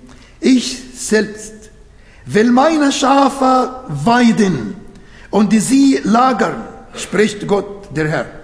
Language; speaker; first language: German; non-native, fluent; Arabic